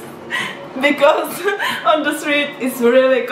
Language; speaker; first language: English; non-native, learner; Czech